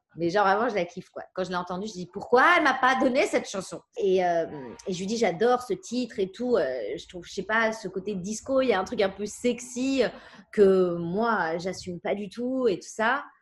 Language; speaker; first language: French; native; French